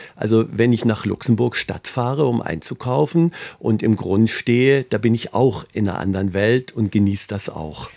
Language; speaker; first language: German; native; German